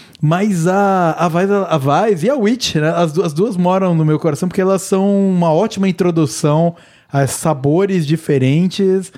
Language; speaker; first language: Portuguese; native; Portuguese